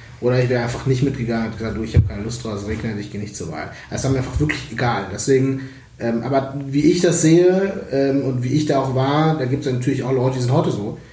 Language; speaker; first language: German; native; German